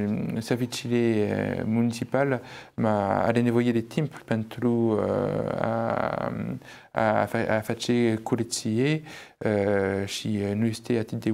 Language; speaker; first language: Romanian; non-native, fluent; French